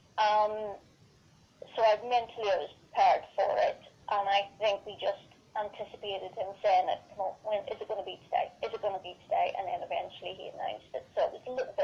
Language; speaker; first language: English; native; English